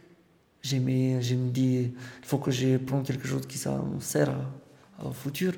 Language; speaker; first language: French; non-native, fluent; Romanian